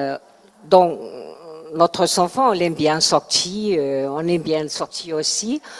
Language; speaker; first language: French; non-native, learner; Chinese